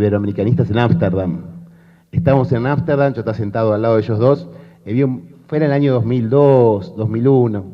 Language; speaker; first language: Spanish; native; Spanish